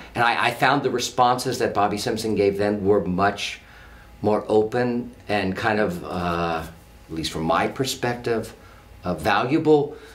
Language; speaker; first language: English; native; English